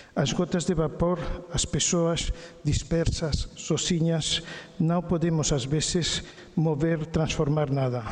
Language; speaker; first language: Portuguese; non-native, fluent; Galician